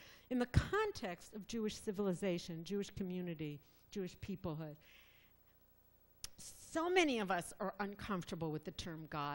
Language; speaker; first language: English; native; English